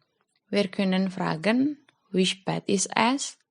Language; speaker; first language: German; non-native, fluent; Indonesian